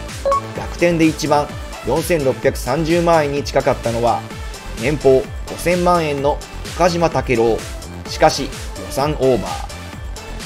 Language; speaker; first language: Japanese; native; Japanese